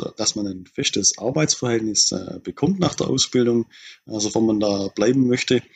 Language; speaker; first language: German; native; German